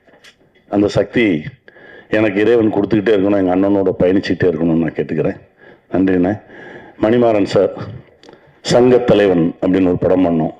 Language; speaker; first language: Tamil; native; Tamil